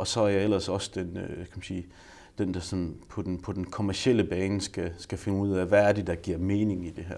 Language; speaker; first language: Danish; native; Danish